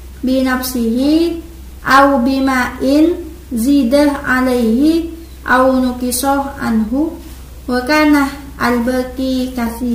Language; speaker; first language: Arabic; non-native, fluent; Indonesian